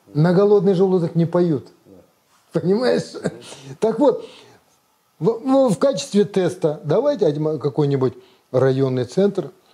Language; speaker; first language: Russian; non-native, local second language; Kazakh